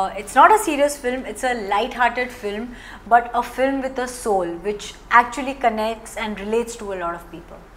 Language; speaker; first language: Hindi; non-native, local second language; Gujarati